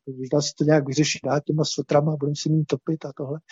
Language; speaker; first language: Czech; native; Czech